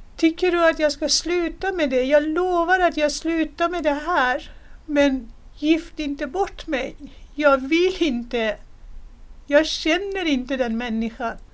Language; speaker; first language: Swedish; non-native, fluent; Persian